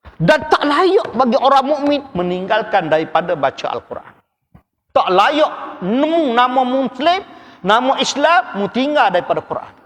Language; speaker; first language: Malay; native; Malay